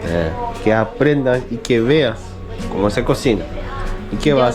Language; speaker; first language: Spanish; non-native, fluent; Korean